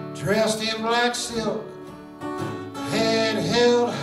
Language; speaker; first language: English; native; English